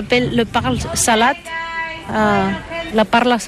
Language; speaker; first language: French; non-native, learner; Catalan